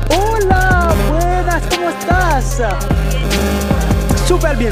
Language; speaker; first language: Spanish; non-native, learner; Haitian Creole